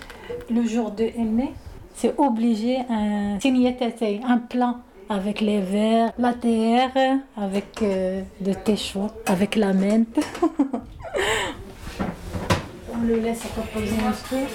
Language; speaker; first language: French; non-native, learner; Arabic